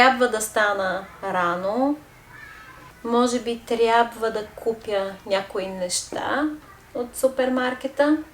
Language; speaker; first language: Bulgarian; non-native, fluent; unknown